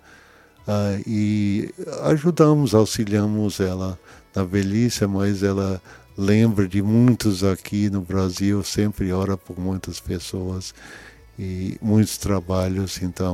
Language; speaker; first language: Portuguese; early bilingual, other home language; English